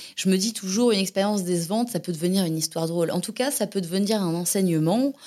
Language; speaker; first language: French; native; French